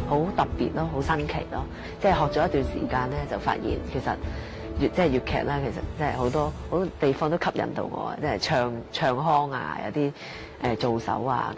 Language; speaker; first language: Cantonese; native; Cantonese